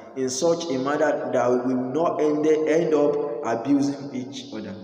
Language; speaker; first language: English; non-native, local second language; Yoruba